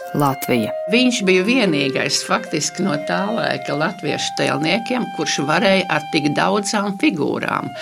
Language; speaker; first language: Latvian; native; Latvian